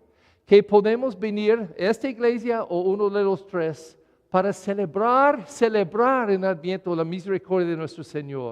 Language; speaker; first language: Spanish; non-native, learner; English